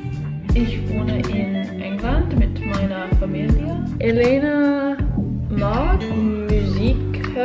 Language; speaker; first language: German; non-native, learner; English